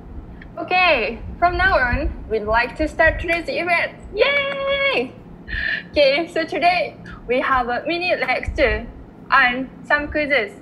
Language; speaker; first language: English; non-native, fluent; Japanese